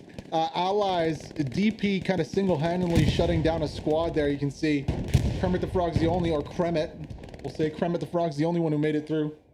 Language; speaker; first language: English; native; English